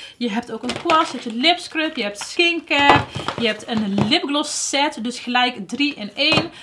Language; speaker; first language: Dutch; early bilingual, other home language; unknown